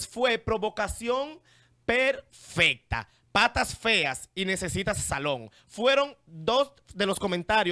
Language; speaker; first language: Spanish; native; Spanish